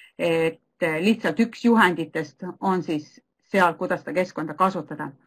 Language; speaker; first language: Estonian; native; Estonian